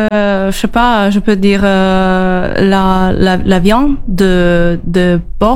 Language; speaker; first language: French; non-native, learner; Italian